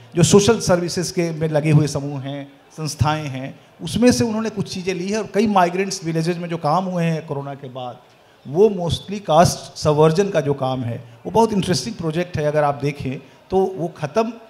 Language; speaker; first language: Hindi; native; Hindi